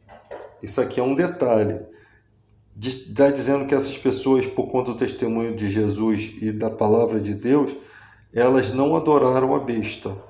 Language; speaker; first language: Portuguese; native; Portuguese